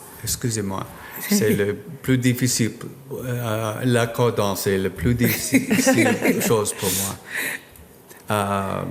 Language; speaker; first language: French; non-native, learner; English